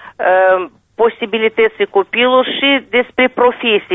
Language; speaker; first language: Romanian; non-native, local second language; Russian